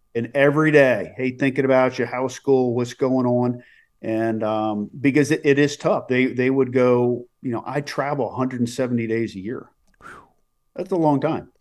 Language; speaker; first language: English; native; English